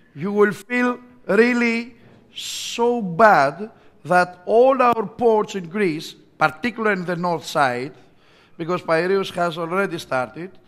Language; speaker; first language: English; non-native, fluent; Greek